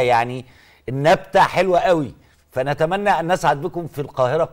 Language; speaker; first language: Arabic; native; Arabic